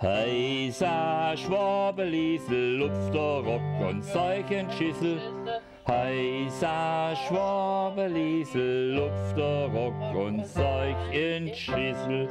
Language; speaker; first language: German; native; German